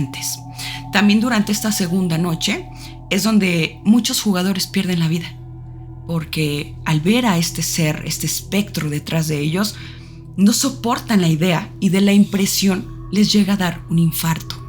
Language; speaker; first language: Spanish; native; Spanish